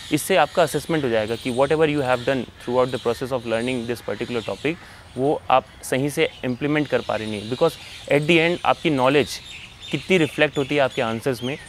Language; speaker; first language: Hindi; native; Hindi